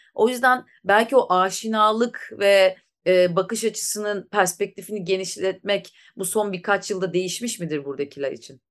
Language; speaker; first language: Turkish; native; Turkish